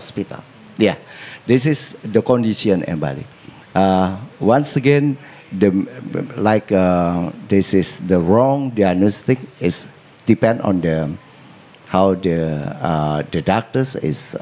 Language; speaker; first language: English; non-native, learner; Indonesian